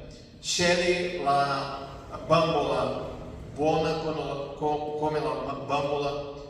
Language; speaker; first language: Italian; non-native, fluent; Portuguese